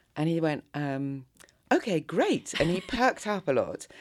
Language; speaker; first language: English; native; English